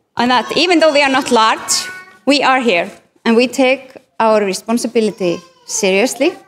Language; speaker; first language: English; non-native, fluent; Icelandic